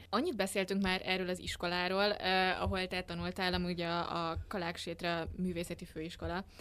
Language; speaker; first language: Hungarian; native; Hungarian